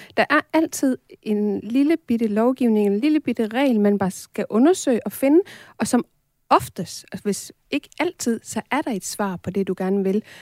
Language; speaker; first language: Danish; early bilingual, other home language; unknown